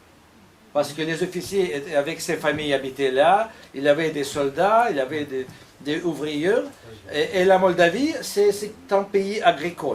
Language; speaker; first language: French; non-native, fluent; Russian